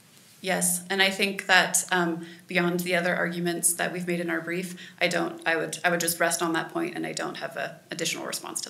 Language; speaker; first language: English; native; English